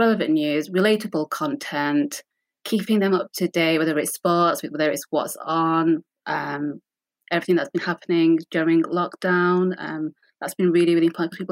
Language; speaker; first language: English; native; English